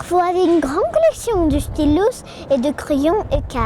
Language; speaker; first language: French; non-native, learner; Russian